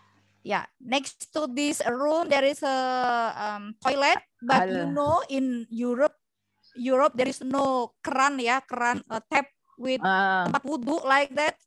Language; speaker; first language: English; non-native, learner; Indonesian